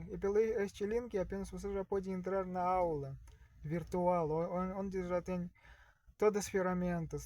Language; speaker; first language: Portuguese; non-native, learner; Russian